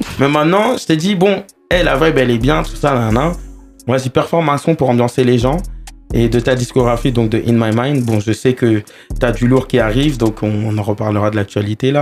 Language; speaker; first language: French; native; French